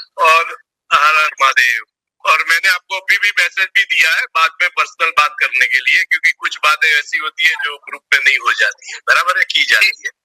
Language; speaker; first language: Hindi; native; Hindi